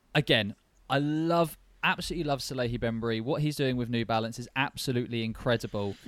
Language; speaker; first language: English; native; English